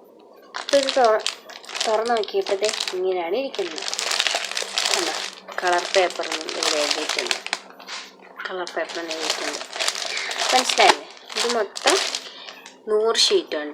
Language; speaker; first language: Malayalam; native; Malayalam